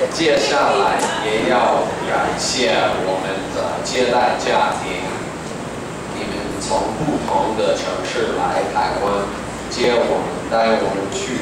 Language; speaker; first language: Chinese; non-native, fluent; English